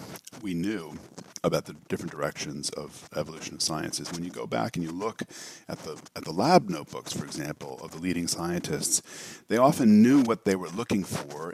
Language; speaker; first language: English; native; English